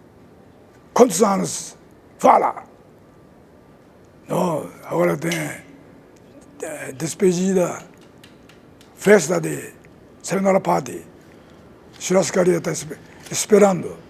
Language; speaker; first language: Portuguese; non-native, learner; Japanese